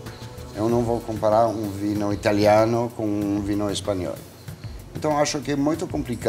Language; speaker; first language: Portuguese; non-native, fluent; French